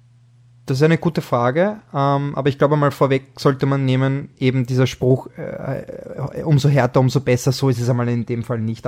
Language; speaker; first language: German; native; German